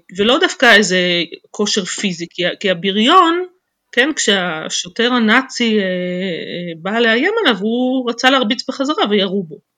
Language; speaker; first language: Hebrew; native; Hebrew